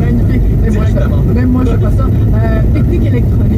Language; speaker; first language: French; native; French